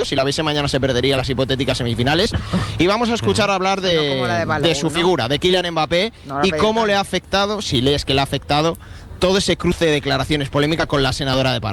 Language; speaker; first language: Spanish; native; Spanish